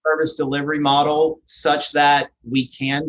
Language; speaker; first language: English; native; English